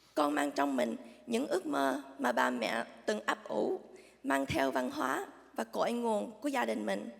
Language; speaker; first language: Vietnamese; early bilingual, heritage; Vietnamese